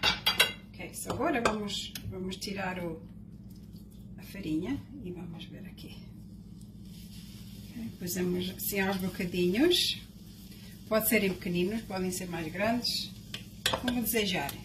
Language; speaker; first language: Portuguese; early bilingual, heritage; Portuguese